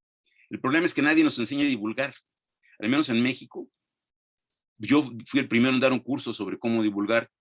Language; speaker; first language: Spanish; native; Spanish